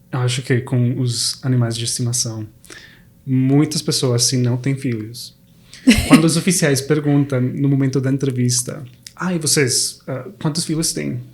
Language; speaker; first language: Portuguese; non-native, fluent; Spanish